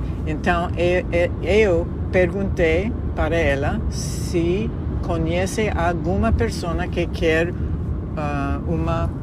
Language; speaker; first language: Portuguese; non-native, learner; English